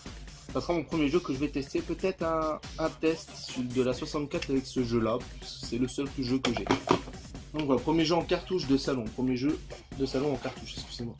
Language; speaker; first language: French; native; French